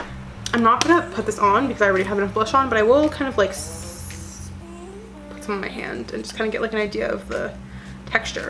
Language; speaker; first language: English; native; English